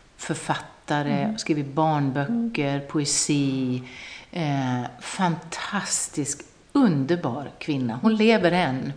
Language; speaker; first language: Swedish; non-native, local second language; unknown